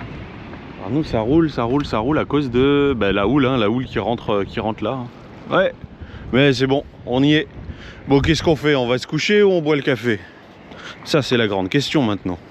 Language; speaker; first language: French; native; French